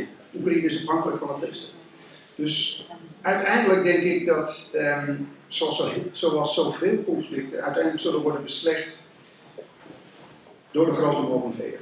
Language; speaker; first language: Dutch; native; Dutch